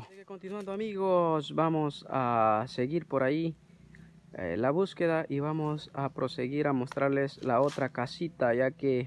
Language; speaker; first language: Spanish; native; Spanish